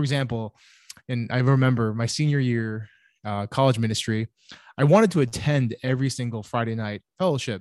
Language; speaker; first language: English; native; English